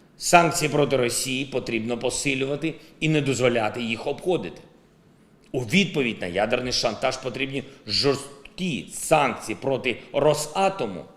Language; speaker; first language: Ukrainian; non-native, local second language; Russian